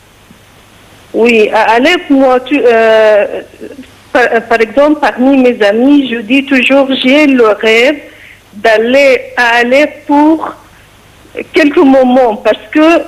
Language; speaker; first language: French; non-native, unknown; Arabic